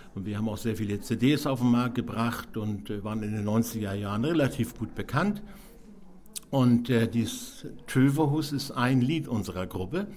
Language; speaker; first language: German; native; German